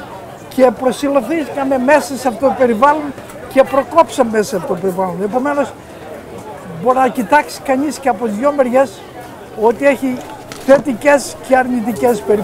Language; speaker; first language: Greek; native; Greek